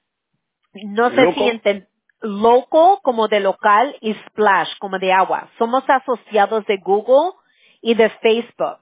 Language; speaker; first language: Spanish; early bilingual, heritage; Spanish